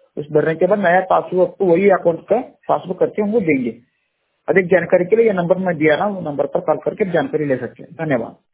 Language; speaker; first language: Hindi; non-native, local second language; Kannada